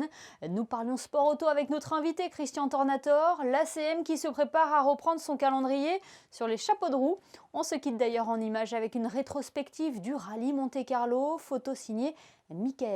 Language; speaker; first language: French; native; French